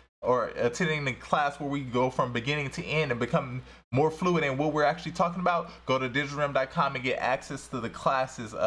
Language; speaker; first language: English; native; English